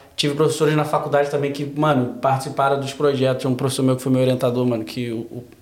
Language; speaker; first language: Portuguese; native; Portuguese